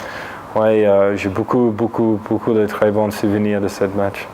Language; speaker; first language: French; non-native, fluent; English